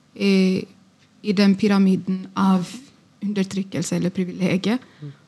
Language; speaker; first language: Norwegian; non-native, fluent; Amharic